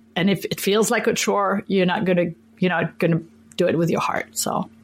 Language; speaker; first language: English; non-native, fluent; French